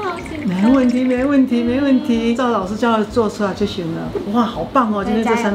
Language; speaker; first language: Chinese; native; Chinese